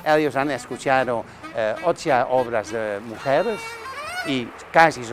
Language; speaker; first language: Spanish; non-native, learner; Dutch